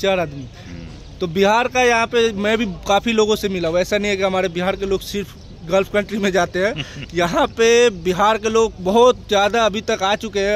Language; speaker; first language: Hindi; native; Hindi